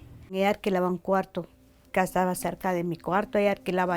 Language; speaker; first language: Spanish; native; Spanish